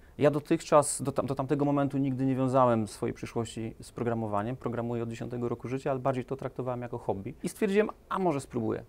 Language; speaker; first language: Polish; native; Polish